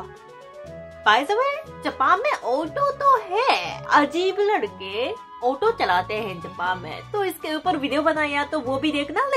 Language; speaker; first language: Hindi; non-native, fluent; Japanese